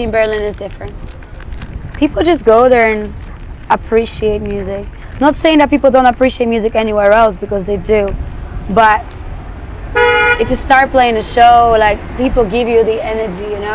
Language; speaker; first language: English; native; English